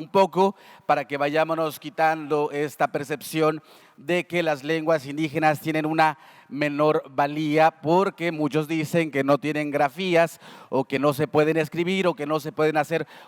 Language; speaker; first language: Spanish; native; Spanish